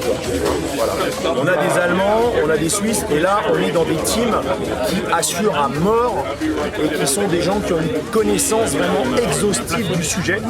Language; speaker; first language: French; native; French